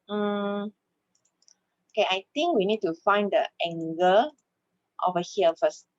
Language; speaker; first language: English; non-native, local second language; Malay